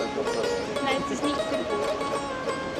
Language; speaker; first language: German; early bilingual, other home language; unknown